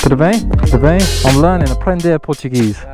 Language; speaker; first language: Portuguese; non-native, learner; English